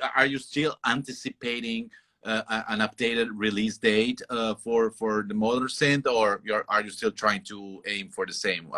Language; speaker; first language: English; non-native, fluent; Italian